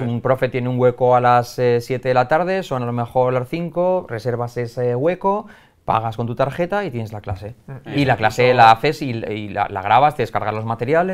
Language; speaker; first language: Spanish; native; Spanish